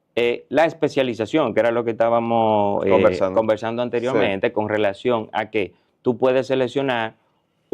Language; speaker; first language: Spanish; native; Spanish